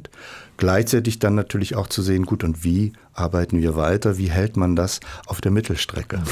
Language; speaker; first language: German; native; German